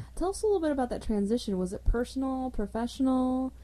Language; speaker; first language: English; native; English